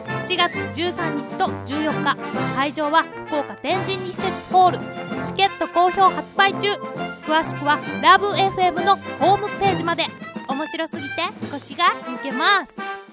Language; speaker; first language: Japanese; native; Japanese